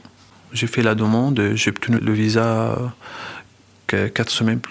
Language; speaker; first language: French; non-native, fluent; Arabic